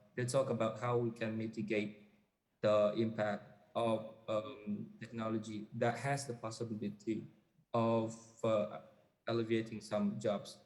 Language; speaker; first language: English; non-native, fluent; Indonesian